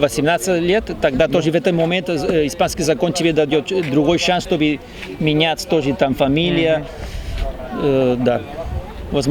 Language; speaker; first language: Russian; non-native, fluent; Spanish